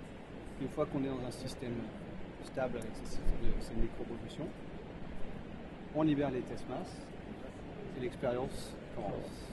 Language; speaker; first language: French; native; French